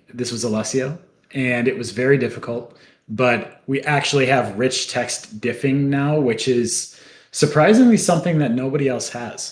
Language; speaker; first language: English; native; English